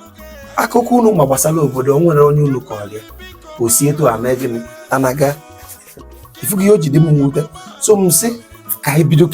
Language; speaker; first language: Igbo; native; Igbo